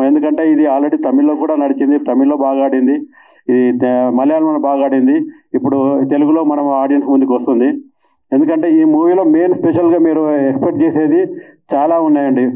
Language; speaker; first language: Telugu; native; Telugu